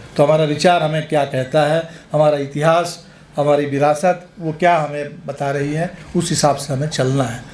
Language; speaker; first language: Hindi; non-native, local second language; Bangla